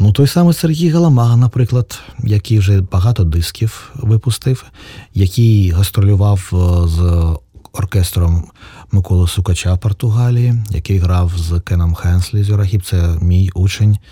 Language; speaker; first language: Ukrainian; native; Ukrainian